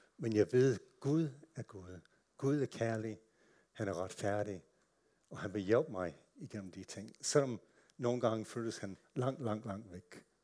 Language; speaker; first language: Danish; non-native, fluent; English